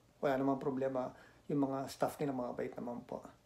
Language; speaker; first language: Filipino; native; Filipino